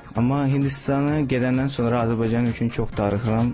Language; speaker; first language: Azerbaijani; non-native, learner; Tamil